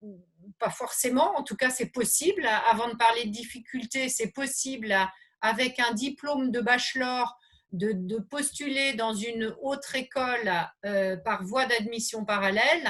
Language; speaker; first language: French; native; French